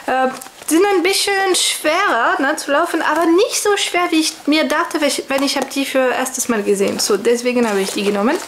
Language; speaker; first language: German; non-native, fluent; French